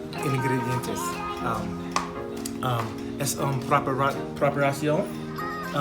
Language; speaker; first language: Spanish; non-native, learner; English